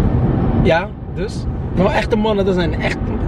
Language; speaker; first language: Dutch; native; Dutch